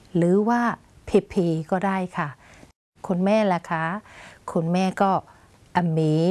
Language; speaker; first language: Thai; non-native, fluent; Burmese